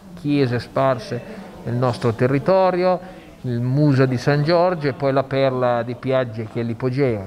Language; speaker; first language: Italian; native; Italian